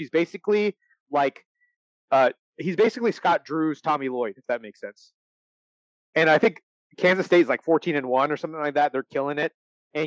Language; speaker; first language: English; native; English